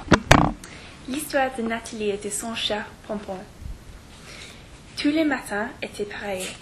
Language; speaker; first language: French; non-native, learner; English